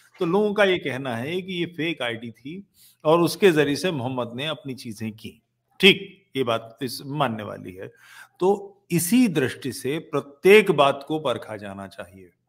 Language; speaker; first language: Hindi; native; Hindi